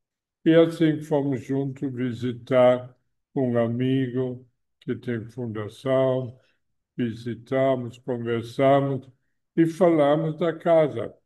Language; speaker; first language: Portuguese; non-native, fluent; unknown